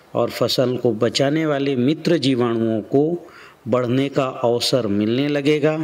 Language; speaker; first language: Hindi; native; Hindi